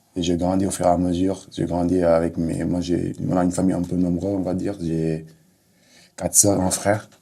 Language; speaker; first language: French; non-native, local second language; Wolof